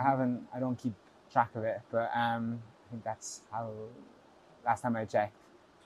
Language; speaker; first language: English; native; English